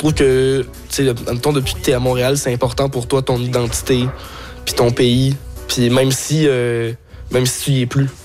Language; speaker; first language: French; native; French